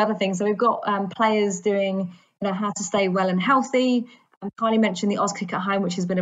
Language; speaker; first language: English; native; English